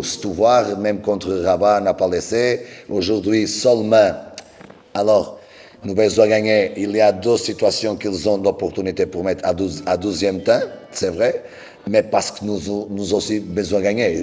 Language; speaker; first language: French; non-native, learner; Portuguese